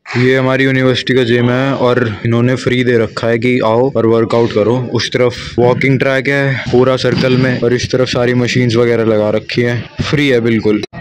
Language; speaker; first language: Hindi; native; Hindi